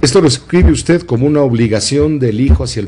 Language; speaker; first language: Spanish; native; Spanish